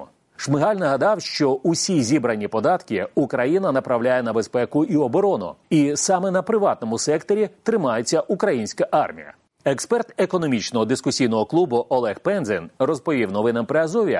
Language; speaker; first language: Ukrainian; native; Ukrainian